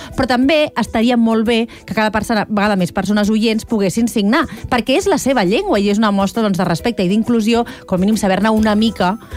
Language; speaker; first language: Catalan; native; Catalan